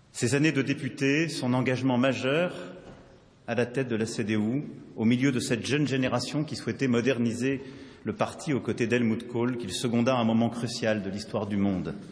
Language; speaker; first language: French; native; French